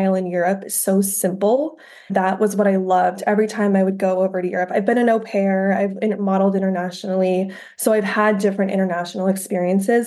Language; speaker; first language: English; native; English